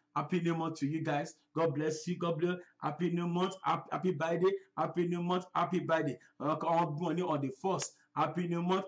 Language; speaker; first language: English; non-native, local second language; Yoruba